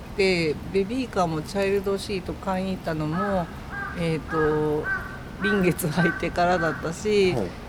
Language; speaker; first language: Japanese; native; Japanese